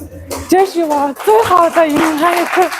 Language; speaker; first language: Chinese; non-native, learner; Mongolian